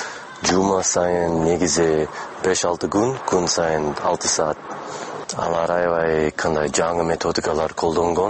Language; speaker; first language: Kyrgyz; non-native, learner; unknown